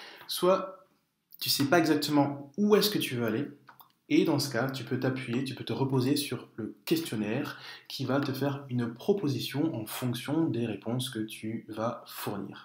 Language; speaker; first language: French; native; French